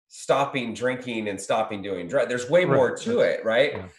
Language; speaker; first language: English; native; English